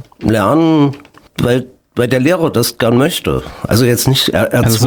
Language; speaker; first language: German; native; German